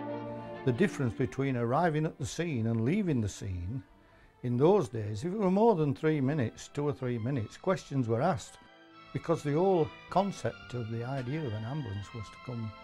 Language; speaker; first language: English; native; English